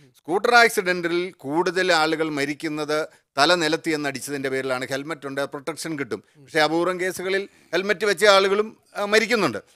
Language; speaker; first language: Malayalam; native; Malayalam